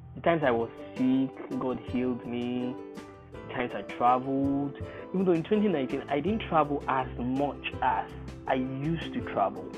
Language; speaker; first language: English; non-native, local second language; Yoruba